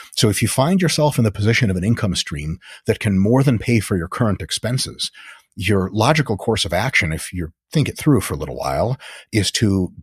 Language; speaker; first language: English; early bilingual, other home language; Russian